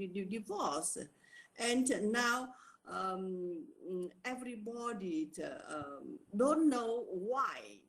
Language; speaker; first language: English; non-native, learner; Vietnamese